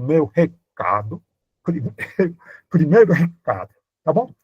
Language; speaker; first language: Portuguese; non-native, fluent; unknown